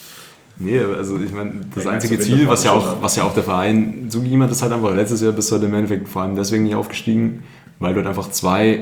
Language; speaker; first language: German; native; German